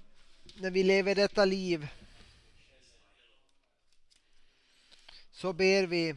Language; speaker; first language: Swedish; non-native, local second language; Finnish